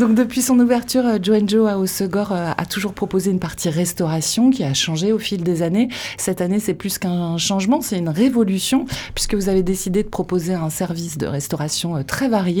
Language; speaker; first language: French; native; French